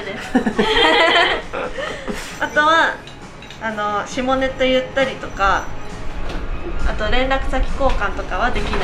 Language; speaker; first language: Japanese; native; Japanese